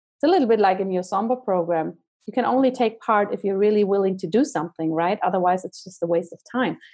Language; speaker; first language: English; non-native, fluent; German